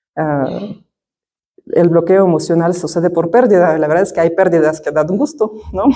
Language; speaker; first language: Spanish; non-native, fluent; Russian